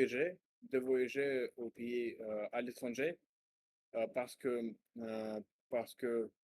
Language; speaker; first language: French; non-native, learner; Russian